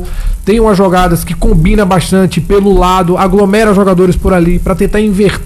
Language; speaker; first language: Portuguese; native; Portuguese